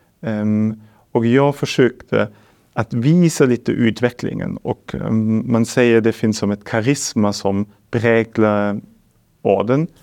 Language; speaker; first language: Swedish; non-native, fluent; German